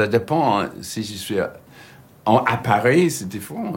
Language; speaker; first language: French; non-native, learner; English